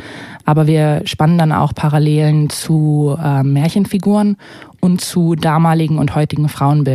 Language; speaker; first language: German; native; German